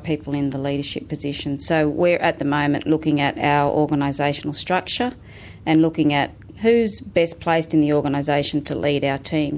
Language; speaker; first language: English; native; English